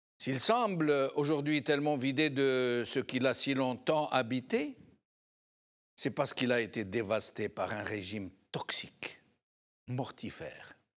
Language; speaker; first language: French; non-native, local second language; Arabic